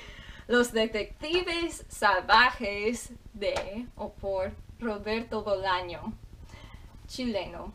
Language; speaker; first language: Spanish; non-native, fluent; English